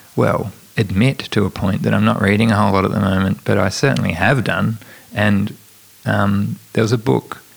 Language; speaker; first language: English; native; English